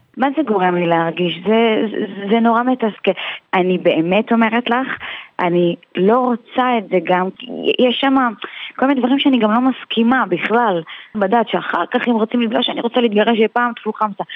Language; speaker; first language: Hebrew; non-native, fluent; Russian